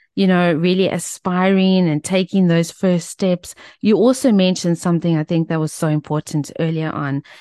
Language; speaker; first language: English; native; English